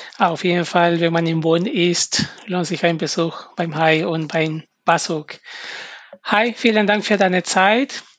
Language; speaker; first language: German; non-native, fluent; Spanish